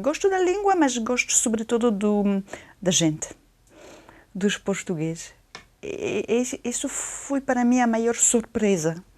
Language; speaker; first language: Portuguese; non-native, fluent; French